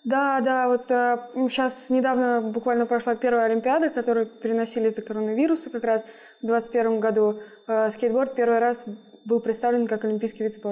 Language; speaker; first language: Russian; native; Russian